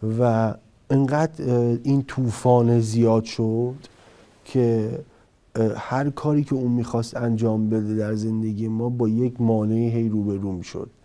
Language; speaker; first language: Persian; early bilingual, heritage; Persian